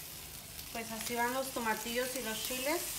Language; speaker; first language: Spanish; native; Spanish